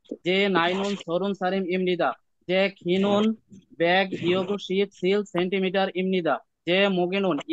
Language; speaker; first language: Korean; non-native, learner; Bangla